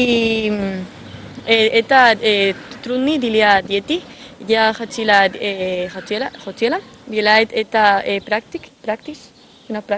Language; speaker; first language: Russian; non-native, learner; Spanish